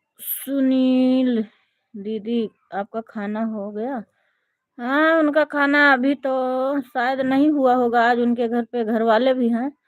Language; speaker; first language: Hindi; native; Hindi